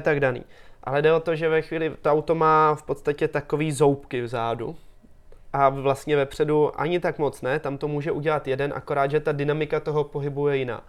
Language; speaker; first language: Czech; native; Czech